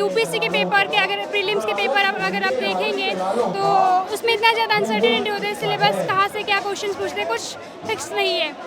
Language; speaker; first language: Hindi; non-native, local second language; Assamese